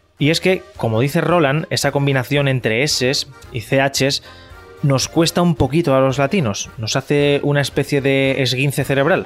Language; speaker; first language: Spanish; native; Spanish